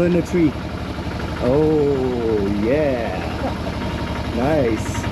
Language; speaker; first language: English; non-native, learner; French